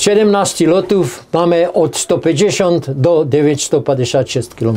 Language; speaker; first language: Polish; non-native, learner; Czech